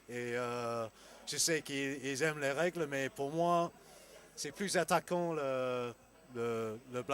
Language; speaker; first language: French; non-native, learner; English